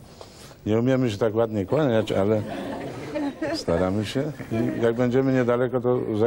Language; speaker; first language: Polish; native; Polish